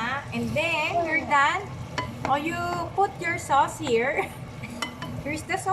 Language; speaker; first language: English; non-native, learner; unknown